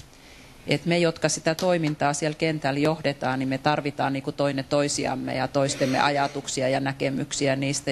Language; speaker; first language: Finnish; native; Finnish